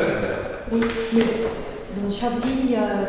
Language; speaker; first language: French; non-native, fluent; Japanese